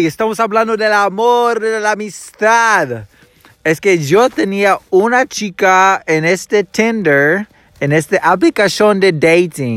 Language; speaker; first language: Spanish; non-native, fluent; English